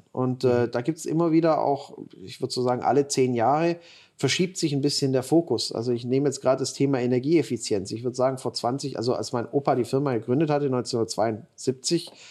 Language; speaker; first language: German; native; German